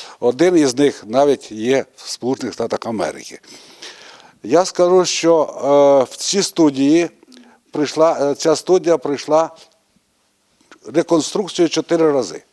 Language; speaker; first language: Ukrainian; native; Ukrainian